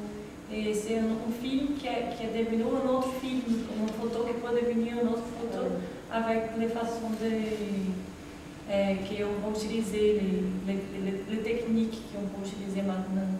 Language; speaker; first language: French; non-native, fluent; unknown